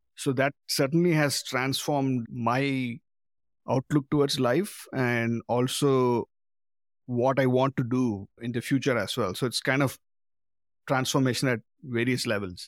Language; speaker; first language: English; non-native, local second language; Tamil